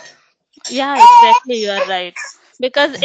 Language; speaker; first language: English; non-native, local second language; Hindi